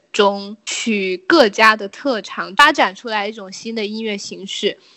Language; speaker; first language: Chinese; native; Chinese